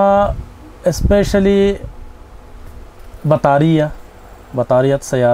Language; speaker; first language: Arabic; non-native, learner; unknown